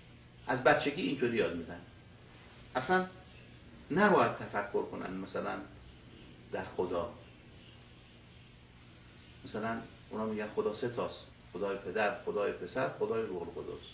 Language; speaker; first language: Persian; native; Persian